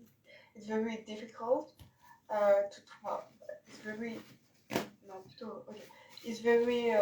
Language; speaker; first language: English; non-native, learner; French